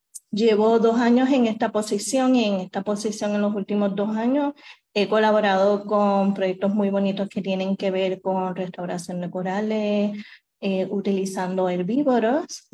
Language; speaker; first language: Spanish; native; Spanish